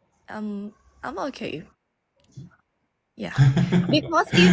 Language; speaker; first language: English; non-native, learner; Thai